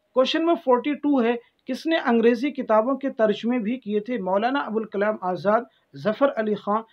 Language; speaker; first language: Hindi; native; Hindi